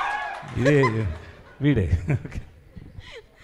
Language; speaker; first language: Telugu; non-native, learner; Tamil